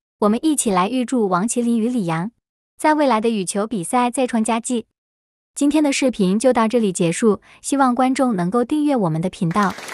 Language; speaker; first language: Chinese; native; Chinese